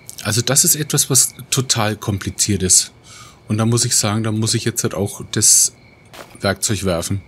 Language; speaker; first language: German; native; German